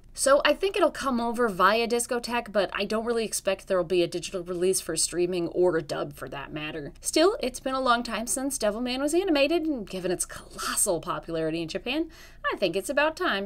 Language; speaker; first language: English; native; English